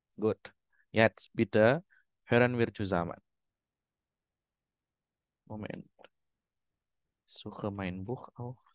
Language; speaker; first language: German; non-native, fluent; Indonesian